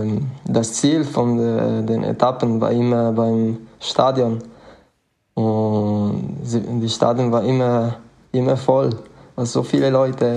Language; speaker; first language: German; non-native, fluent; Italian